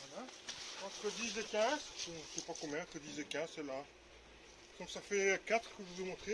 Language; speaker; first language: French; native; French